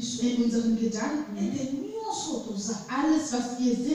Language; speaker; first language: German; non-native, fluent; Lingala